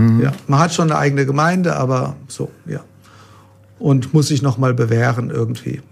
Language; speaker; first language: German; native; German